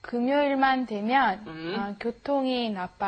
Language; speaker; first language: Korean; non-native, learner; English